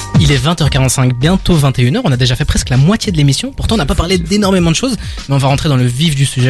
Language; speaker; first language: French; native; French